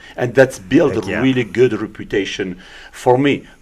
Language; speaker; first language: English; early bilingual, other home language; Arabic